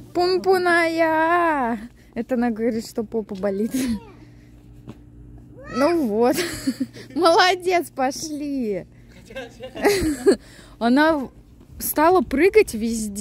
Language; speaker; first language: Russian; native; Russian